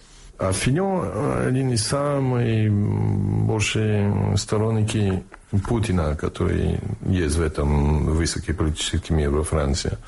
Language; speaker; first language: Russian; non-native, fluent; English